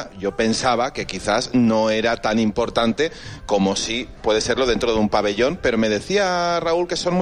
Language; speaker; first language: Spanish; native; Spanish